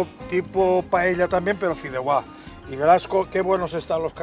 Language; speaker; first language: Spanish; native; Spanish